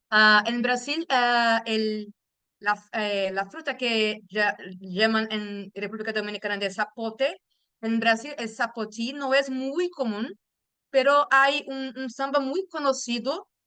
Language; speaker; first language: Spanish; non-native, fluent; Portuguese